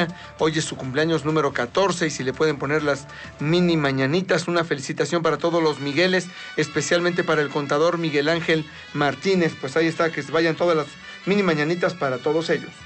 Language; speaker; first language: Spanish; native; Spanish